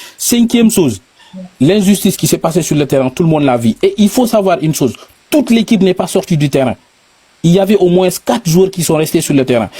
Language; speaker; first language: French; non-native, local second language; Wolof